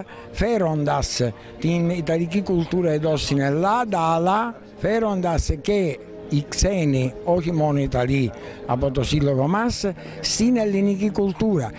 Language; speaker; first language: Greek; non-native, learner; Italian